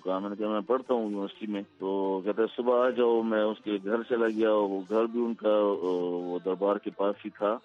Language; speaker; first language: Urdu; non-native, local second language; Pashto